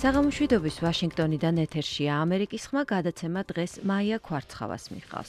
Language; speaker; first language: Georgian; native; Georgian